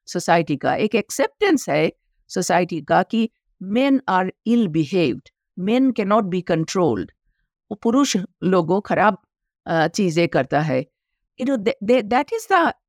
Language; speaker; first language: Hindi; non-native, local second language; Bangla